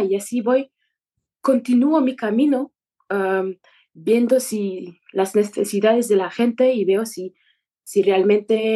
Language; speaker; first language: Spanish; non-native, fluent; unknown